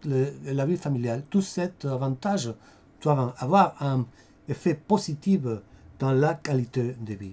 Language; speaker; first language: French; non-native, fluent; Spanish